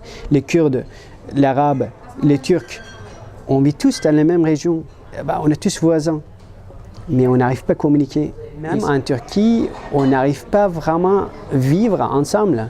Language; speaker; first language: French; non-native, fluent; Turkish